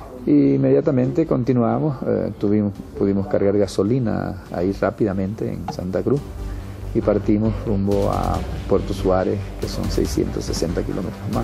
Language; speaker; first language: Spanish; native; Spanish